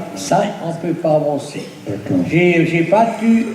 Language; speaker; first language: French; non-native, fluent; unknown